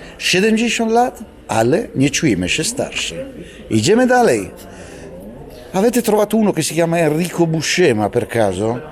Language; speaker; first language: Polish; non-native, fluent; Italian